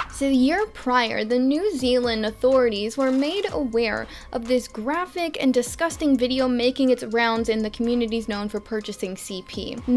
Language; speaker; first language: English; native; English